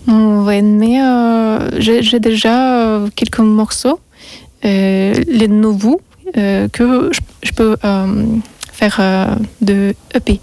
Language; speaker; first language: French; non-native, learner; Russian